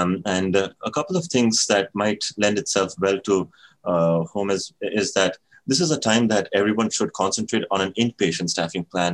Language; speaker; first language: English; non-native, local second language; Bangla